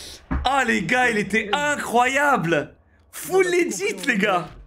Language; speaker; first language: French; native; French